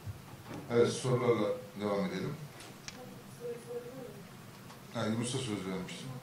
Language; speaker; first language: Turkish; native; Turkish